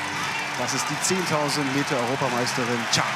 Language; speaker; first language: German; native; German